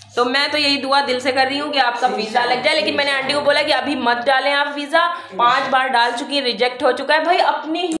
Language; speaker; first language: Hindi; native; Hindi